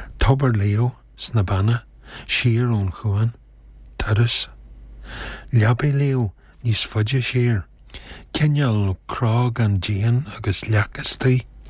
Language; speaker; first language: Irish; native; Irish